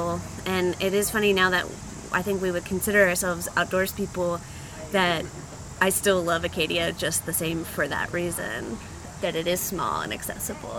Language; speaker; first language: English; native; English